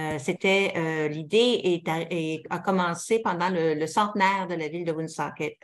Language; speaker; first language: French; native; French